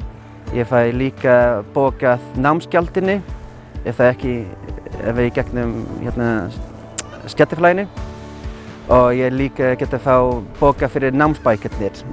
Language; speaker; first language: Icelandic; non-native, fluent; English